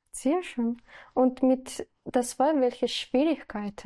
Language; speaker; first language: German; non-native, learner; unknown